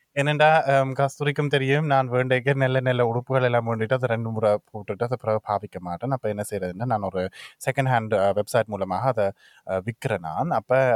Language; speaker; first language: Tamil; native; Tamil